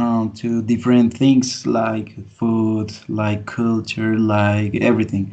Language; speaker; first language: English; non-native, learner; Spanish